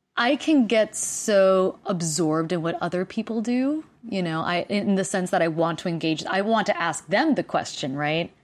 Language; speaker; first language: English; non-native, fluent; Spanish